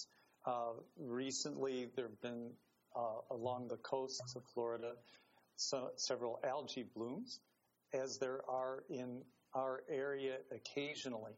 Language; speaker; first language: English; native; English